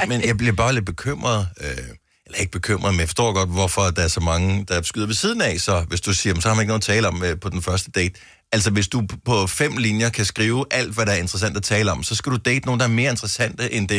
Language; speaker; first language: Danish; native; Danish